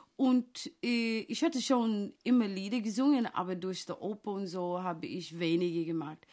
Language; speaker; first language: German; non-native, fluent; English